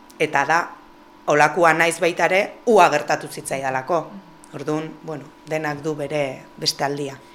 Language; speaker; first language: Basque; native; Basque